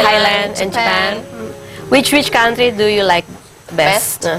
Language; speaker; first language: English; non-native, learner; Indonesian